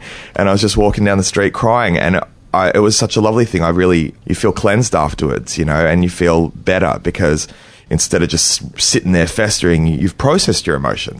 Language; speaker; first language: English; native; English